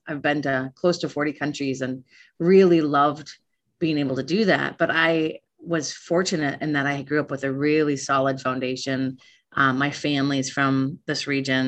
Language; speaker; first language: English; native; English